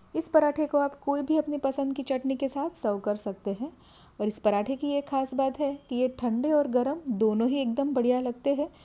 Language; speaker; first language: Hindi; non-native, local second language; Gujarati